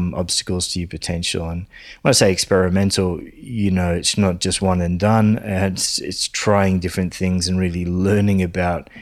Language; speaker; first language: English; native; English